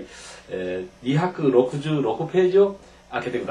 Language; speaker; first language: Japanese; non-native, fluent; Korean